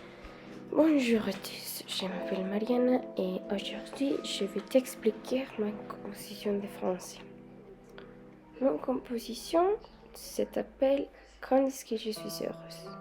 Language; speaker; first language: French; non-native, learner; Spanish